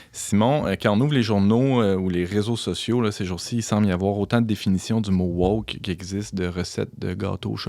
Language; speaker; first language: French; native; French